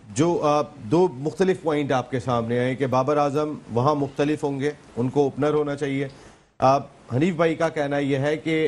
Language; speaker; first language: Urdu; native; Urdu